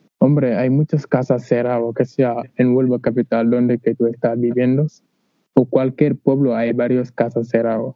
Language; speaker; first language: Spanish; non-native, learner; Wolof